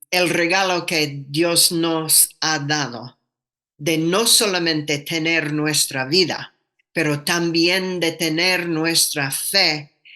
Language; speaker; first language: Spanish; non-native, fluent; English